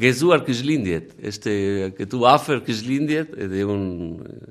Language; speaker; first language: Albanian; non-native, learner; Spanish